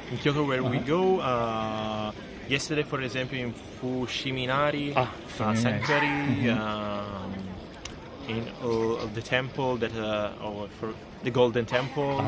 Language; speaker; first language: English; non-native, learner; Italian